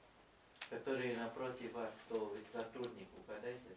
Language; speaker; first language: Russian; non-native, fluent; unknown